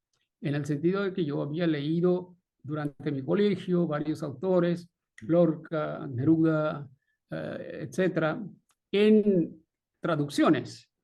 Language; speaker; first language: Spanish; non-native, fluent; Bangla